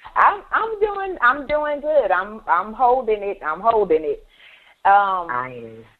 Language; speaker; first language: English; native; English